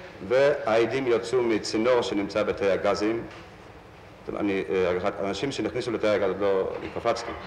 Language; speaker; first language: Hebrew; non-native, fluent; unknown